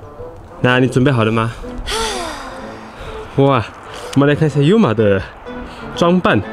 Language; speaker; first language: Chinese; native; Chinese